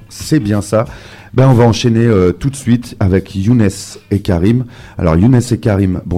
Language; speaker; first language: French; native; French